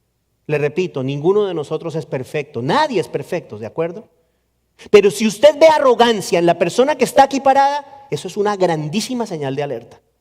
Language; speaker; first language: Spanish; native; Spanish